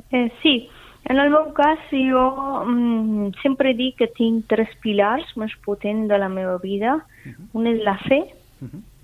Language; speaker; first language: Catalan; non-native, fluent; Persian